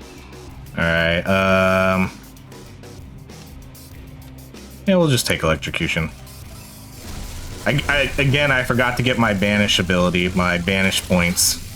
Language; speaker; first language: English; native; English